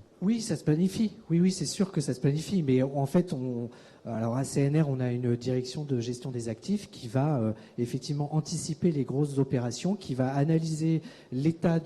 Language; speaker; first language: French; native; French